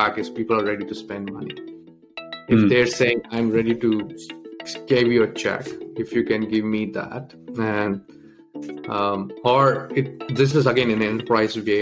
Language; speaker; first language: English; non-native, local second language; Tamil